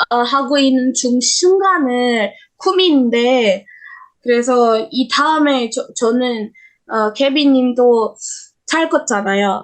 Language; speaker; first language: Korean; non-native, learner; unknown